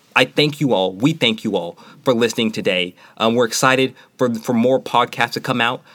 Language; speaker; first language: English; native; English